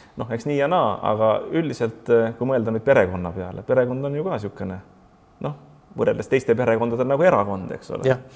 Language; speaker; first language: Estonian; native; Estonian